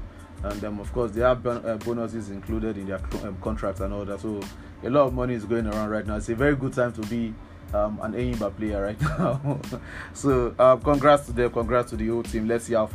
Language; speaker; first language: English; non-native, local second language; Yoruba